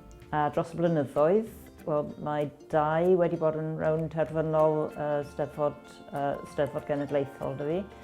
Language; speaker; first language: Welsh; non-native, fluent; English